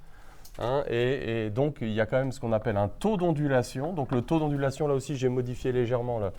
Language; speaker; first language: French; native; French